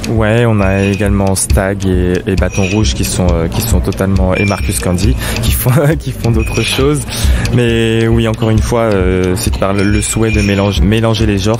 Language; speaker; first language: French; native; French